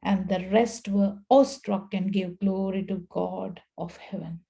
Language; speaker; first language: English; non-native, local second language; Sinhala